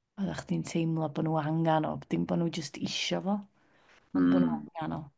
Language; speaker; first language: Welsh; native; Welsh